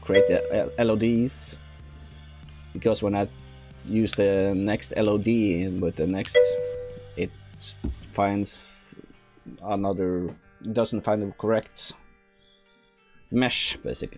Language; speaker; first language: English; non-native, fluent; Norwegian